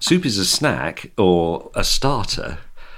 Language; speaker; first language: English; native; English